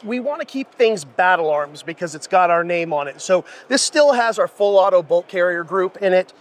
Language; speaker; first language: English; native; English